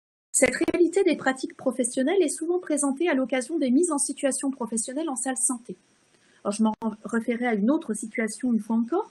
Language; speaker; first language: French; native; French